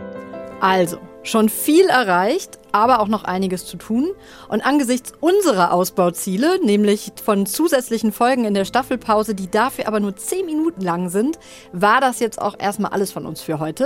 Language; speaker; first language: German; native; German